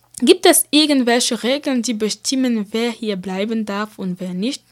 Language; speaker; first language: German; non-native, fluent; Central Kurdish